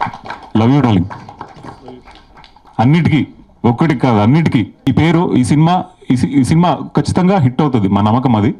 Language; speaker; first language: Telugu; native; Telugu